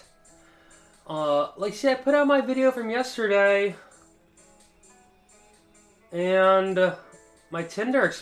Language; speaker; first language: English; native; English